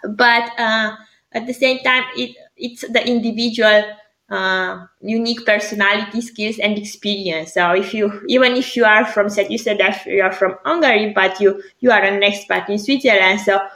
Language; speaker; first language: English; non-native, fluent; Greek